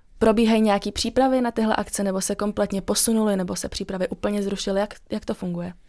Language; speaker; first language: Czech; native; Czech